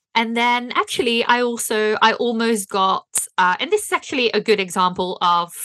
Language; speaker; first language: English; non-native, fluent; Dutch